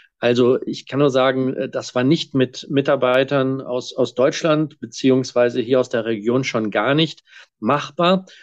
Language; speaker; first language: German; native; German